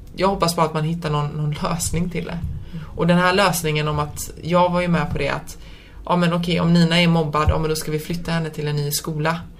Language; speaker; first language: Swedish; early bilingual, other home language; Polish